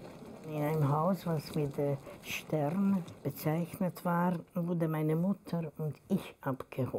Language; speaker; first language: German; non-native, fluent; Hungarian